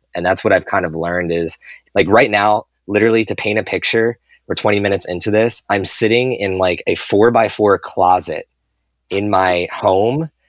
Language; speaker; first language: English; native; English